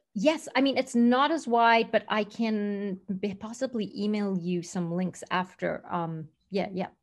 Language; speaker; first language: English; native; English